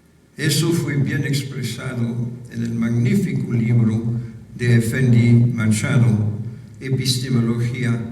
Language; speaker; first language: Spanish; non-native, fluent; French